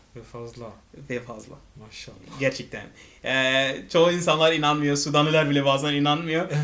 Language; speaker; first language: Turkish; non-native, fluent; Arabic